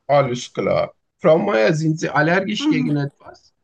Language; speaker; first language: German; non-native, learner; Turkish